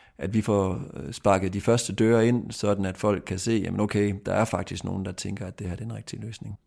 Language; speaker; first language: Danish; native; Danish